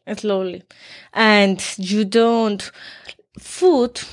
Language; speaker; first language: English; non-native, learner; Spanish